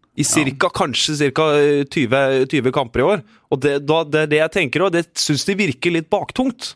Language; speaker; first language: Norwegian; native; Norwegian